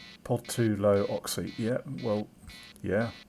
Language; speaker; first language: English; native; English